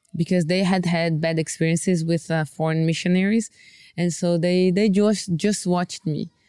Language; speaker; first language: English; non-native, fluent; Portuguese